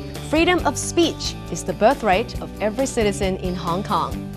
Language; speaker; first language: English; non-native, local second language; Cantonese